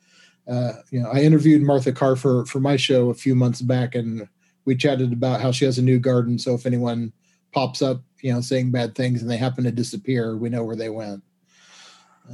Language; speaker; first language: English; native; English